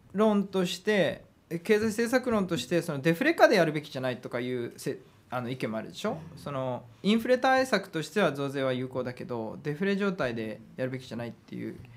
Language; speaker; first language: Japanese; native; Japanese